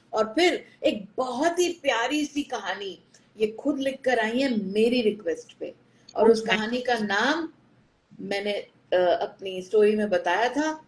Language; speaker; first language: Hindi; native; Hindi